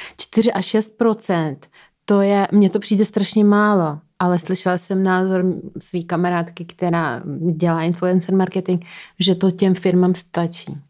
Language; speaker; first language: Czech; native; Czech